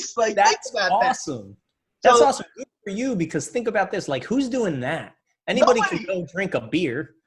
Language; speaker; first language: English; native; English